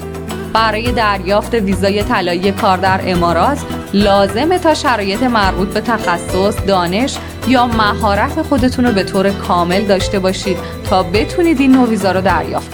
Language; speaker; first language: Persian; native; Persian